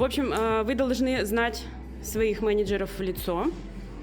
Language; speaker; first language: Russian; native; Russian